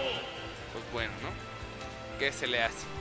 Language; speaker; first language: Spanish; native; Spanish